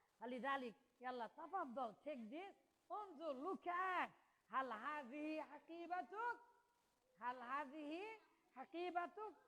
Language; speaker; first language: Arabic; non-native, fluent; Bangla